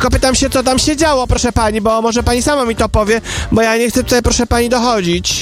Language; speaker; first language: Polish; native; Polish